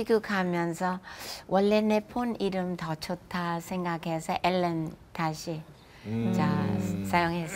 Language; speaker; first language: Korean; non-native, fluent; English